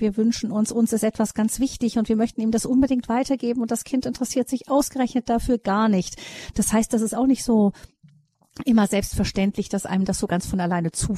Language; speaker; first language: German; native; German